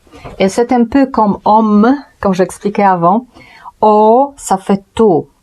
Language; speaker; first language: French; non-native, fluent; Polish